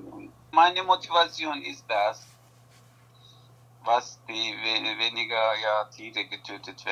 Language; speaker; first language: German; non-native, learner; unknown